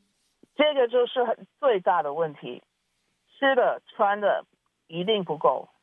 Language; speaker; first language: Chinese; early bilingual, heritage; Chinese